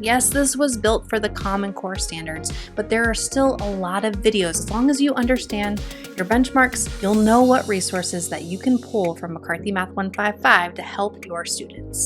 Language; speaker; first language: English; native; English